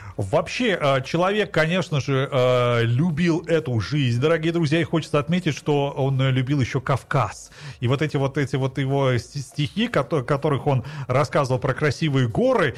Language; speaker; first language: Russian; non-native, local second language; Tajik